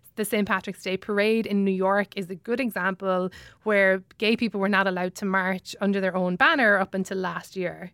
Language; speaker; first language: English; native; English